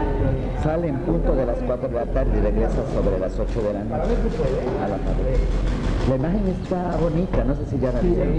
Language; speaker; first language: Spanish; native; Spanish